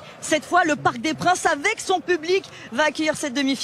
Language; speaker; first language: French; native; French